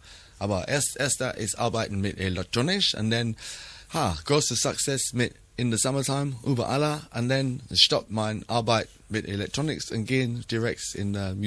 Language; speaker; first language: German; non-native, learner; English